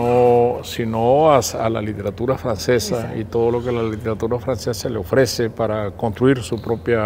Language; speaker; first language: Spanish; native; Spanish